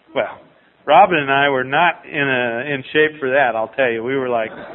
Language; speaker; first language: English; native; English